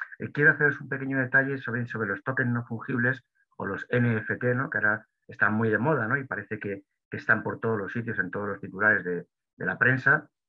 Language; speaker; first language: Spanish; native; Spanish